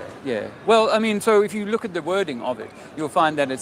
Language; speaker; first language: English; native; English